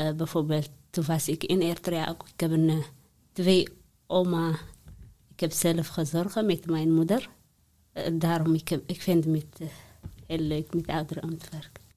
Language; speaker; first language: Dutch; non-native, learner; Tigrinya